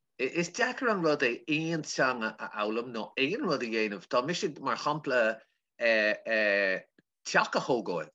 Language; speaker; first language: Irish; non-native, local second language; English